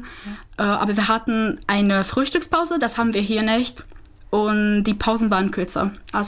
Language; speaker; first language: German; non-native, fluent; Czech